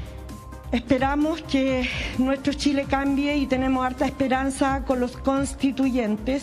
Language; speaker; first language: Spanish; native; Spanish